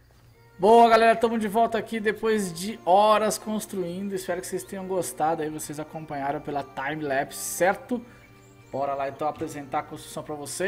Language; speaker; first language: Portuguese; native; Portuguese